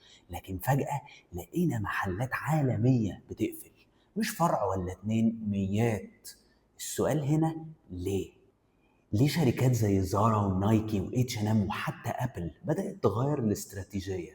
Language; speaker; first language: Arabic; native; Arabic